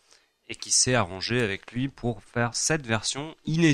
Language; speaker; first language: French; native; French